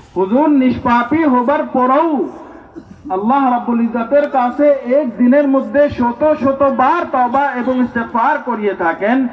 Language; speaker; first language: Bangla; non-native, learner; Urdu